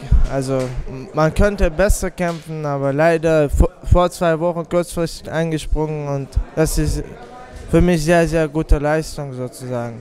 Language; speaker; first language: German; non-native, fluent; Russian